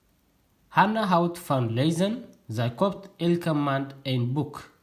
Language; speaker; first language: Dutch; non-native, fluent; Tigrinya